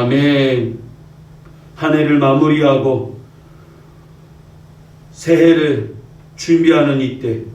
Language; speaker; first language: Korean; native; Korean